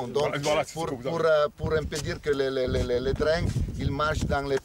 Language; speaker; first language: French; non-native, learner; Italian